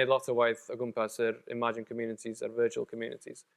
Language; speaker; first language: Welsh; native; Welsh